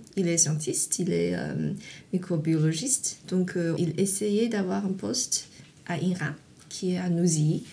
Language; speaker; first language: French; non-native, fluent; Chinese